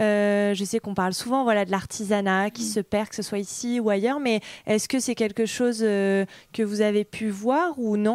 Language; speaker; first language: French; native; French